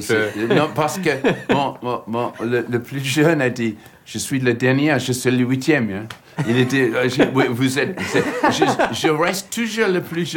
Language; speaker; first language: French; non-native, fluent; English